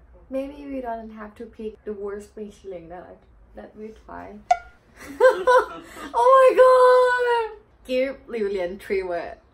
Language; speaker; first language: English; non-native, learner; Thai